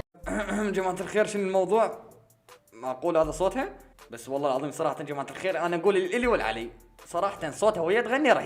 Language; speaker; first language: Arabic; native; Arabic